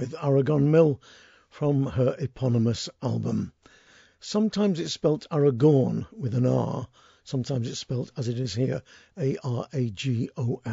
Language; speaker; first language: English; native; English